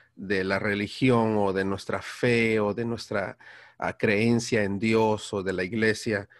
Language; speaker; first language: Spanish; early bilingual, heritage; Spanish